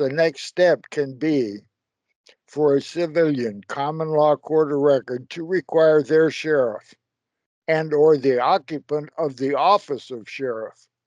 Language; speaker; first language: English; native; English